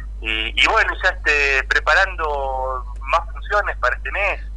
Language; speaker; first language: Spanish; native; Spanish